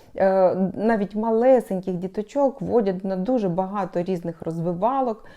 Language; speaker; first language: Ukrainian; non-native, local second language; Russian